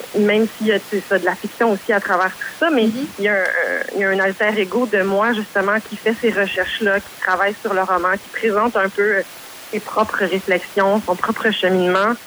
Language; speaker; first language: French; native; French